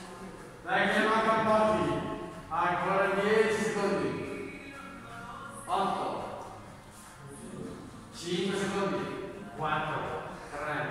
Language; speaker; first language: Italian; native; Italian